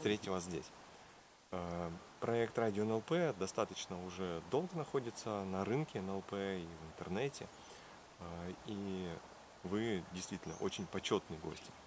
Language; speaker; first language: Russian; native; Russian